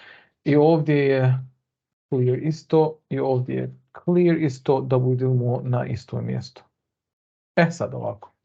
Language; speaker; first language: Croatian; early bilingual, heritage; Bosnian